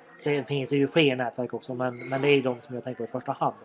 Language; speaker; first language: Swedish; native; Swedish